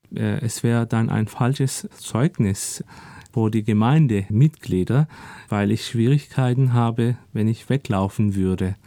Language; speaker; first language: German; early bilingual, other home language; Turkish